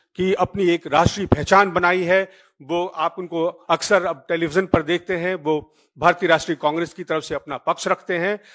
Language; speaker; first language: Hindi; native; Hindi